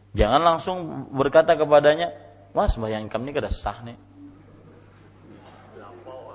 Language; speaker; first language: Indonesian; non-native, local second language; Banjar